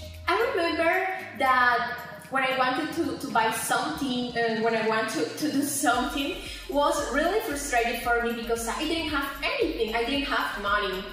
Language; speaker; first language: English; non-native, learner; Spanish